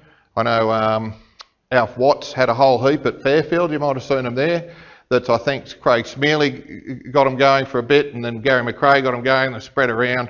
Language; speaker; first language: English; native; English